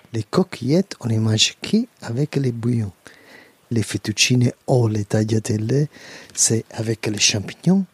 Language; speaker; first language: French; non-native, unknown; Italian